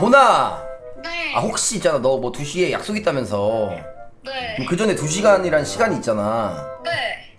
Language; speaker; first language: Korean; native; Korean